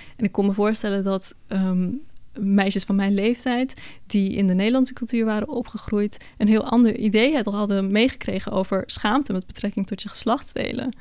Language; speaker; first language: Dutch; early bilingual, other home language; Persian